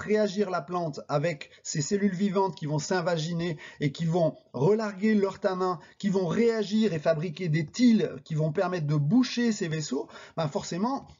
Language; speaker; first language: French; native; French